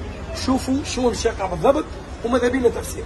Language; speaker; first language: Arabic; native; Arabic